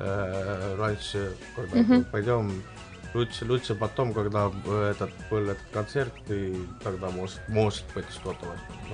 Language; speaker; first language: Russian; non-native, learner; Estonian